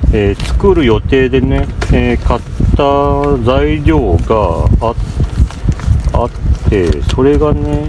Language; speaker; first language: Japanese; native; Japanese